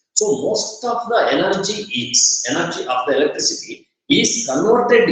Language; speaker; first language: English; non-native, local second language; Kannada